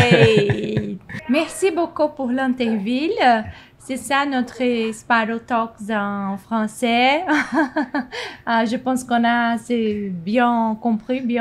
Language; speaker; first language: French; non-native, fluent; Portuguese